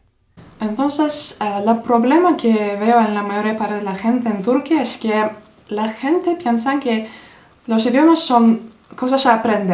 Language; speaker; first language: Spanish; non-native, fluent; Turkish